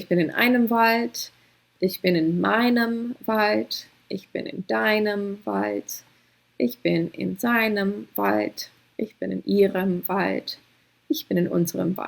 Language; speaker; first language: German; non-native, fluent; English